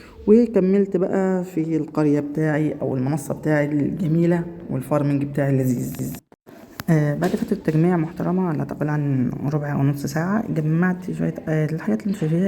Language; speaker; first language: Arabic; native; Arabic